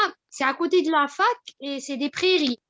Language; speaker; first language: French; non-native, local second language; Arabic